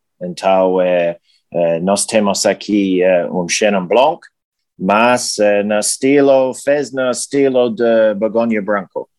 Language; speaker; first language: Portuguese; non-native, learner; English